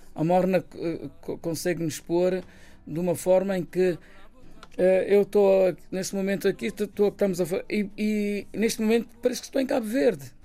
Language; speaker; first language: Portuguese; non-native, local second language; Kabuverdianu